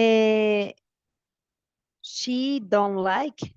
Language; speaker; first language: English; non-native, learner; Spanish